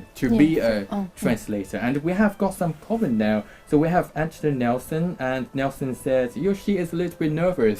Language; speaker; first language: English; non-native, fluent; Chinese